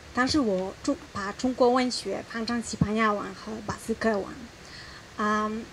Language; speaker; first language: Chinese; non-native, fluent; Spanish